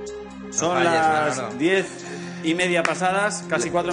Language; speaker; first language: Spanish; native; Spanish